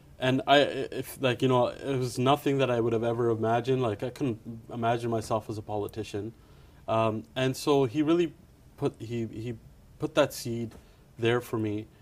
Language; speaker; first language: English; early bilingual, other home language; Punjabi